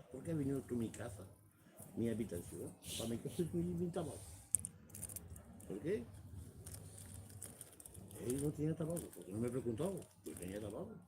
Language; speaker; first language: Spanish; non-native, learner; Romanian